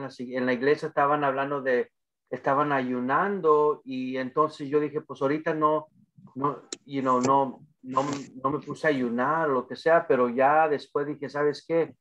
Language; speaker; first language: Spanish; early bilingual, other home language; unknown